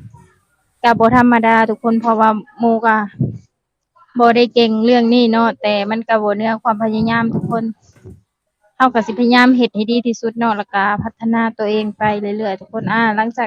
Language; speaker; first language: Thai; non-native, local second language; Northeastern Thai